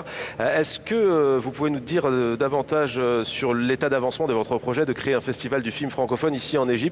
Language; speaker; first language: French; native; French